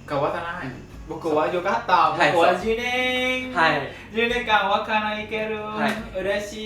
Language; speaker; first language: Japanese; non-native, learner; Vietnamese